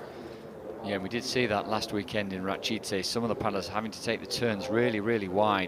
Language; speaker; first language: English; native; English